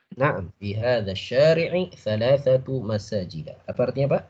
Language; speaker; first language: Indonesian; native; Indonesian